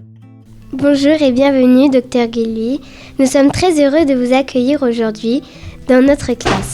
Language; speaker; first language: French; native; French